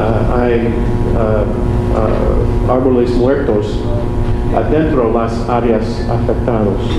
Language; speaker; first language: Spanish; non-native, learner; English